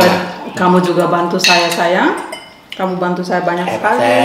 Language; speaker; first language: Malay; non-native, local second language; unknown